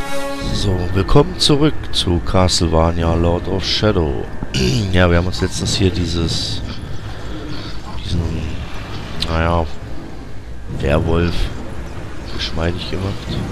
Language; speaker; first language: German; native; German